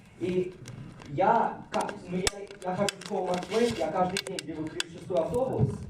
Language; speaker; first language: Russian; early bilingual, heritage; Russian